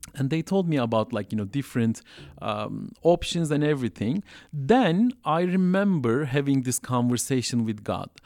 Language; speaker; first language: English; non-native, fluent; Turkish